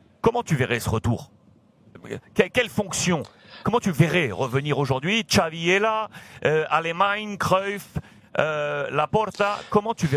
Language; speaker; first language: French; native; French